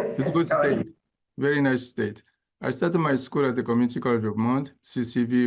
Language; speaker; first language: English; non-native, fluent; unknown